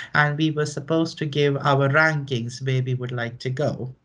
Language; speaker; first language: English; non-native, local second language; Hindi